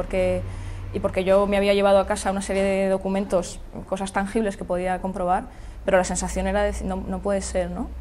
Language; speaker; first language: Spanish; native; Spanish